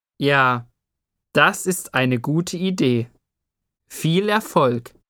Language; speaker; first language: German; native; German